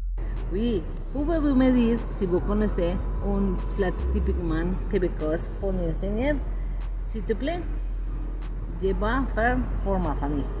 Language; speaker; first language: French; non-native, learner; Spanish